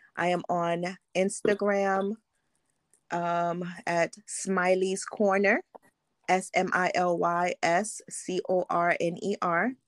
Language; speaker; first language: English; early bilingual, other home language; Haitian Creole